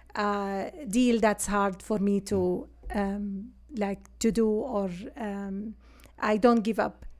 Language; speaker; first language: English; non-native, fluent; Arabic